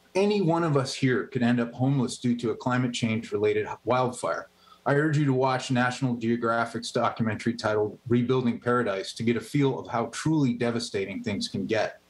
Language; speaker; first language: English; native; English